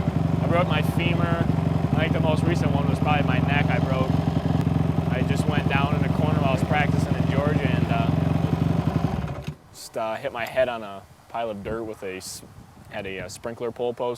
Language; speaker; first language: English; native; English